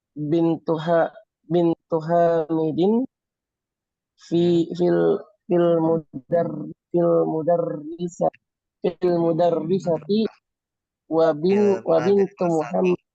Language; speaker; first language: Arabic; non-native, learner; Indonesian